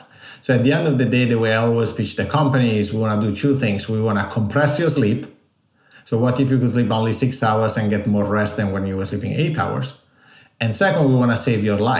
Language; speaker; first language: English; non-native, fluent; Italian